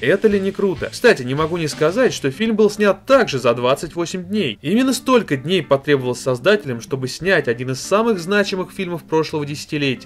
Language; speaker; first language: Russian; native; Russian